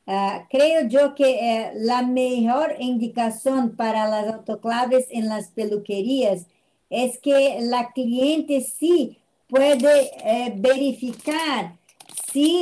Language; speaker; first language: Spanish; non-native, fluent; Portuguese